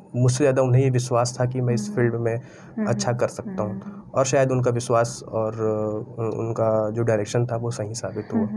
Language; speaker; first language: Hindi; native; Hindi